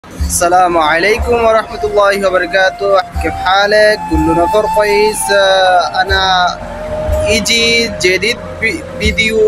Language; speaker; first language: Arabic; non-native, learner; Bangla